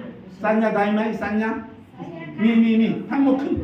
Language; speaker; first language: Thai; non-native, learner; Korean